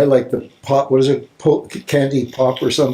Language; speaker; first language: English; native; English